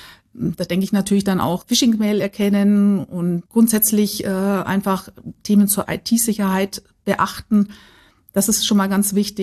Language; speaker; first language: German; native; German